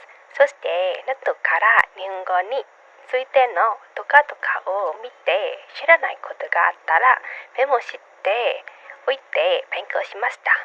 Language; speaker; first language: Japanese; non-native, learner; Burmese